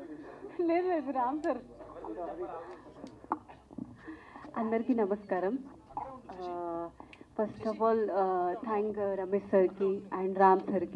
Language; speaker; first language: Telugu; non-native, learner; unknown